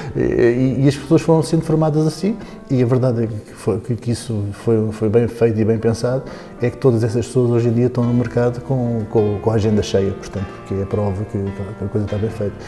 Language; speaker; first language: Portuguese; native; Portuguese